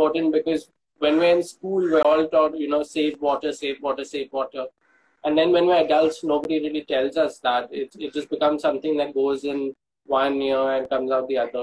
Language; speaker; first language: English; non-native, local second language; Hindi